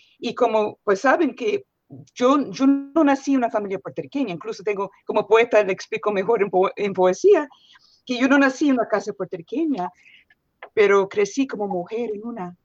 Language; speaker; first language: Spanish; non-native, fluent; English